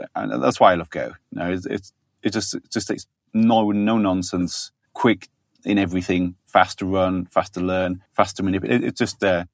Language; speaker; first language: English; native; English